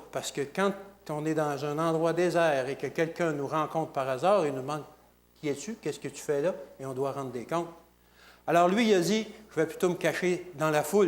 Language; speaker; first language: French; native; French